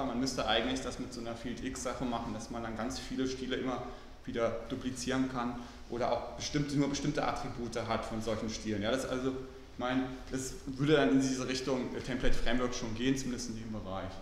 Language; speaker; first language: German; native; German